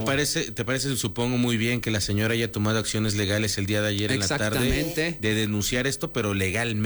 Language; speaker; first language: Spanish; native; Spanish